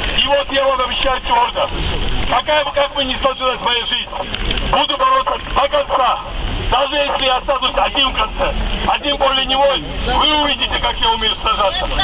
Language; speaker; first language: Russian; non-native, local second language; Georgian